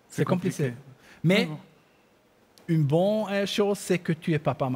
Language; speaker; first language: French; non-native, learner; German